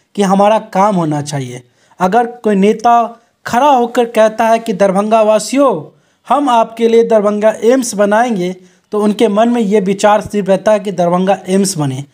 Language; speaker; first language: Hindi; native; Hindi